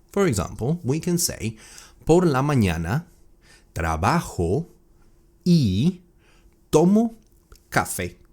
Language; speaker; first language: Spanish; non-native, fluent; English